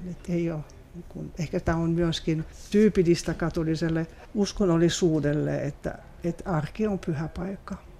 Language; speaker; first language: Finnish; non-native, fluent; French